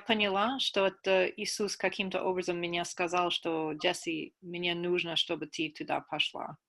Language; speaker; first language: Russian; non-native, fluent; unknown